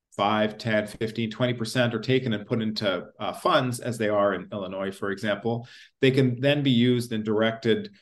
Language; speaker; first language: English; native; English